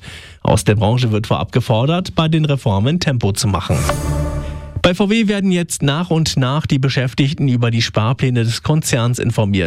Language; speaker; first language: German; native; German